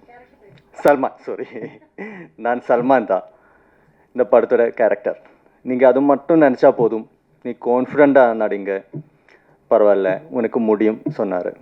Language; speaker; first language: Tamil; non-native, fluent; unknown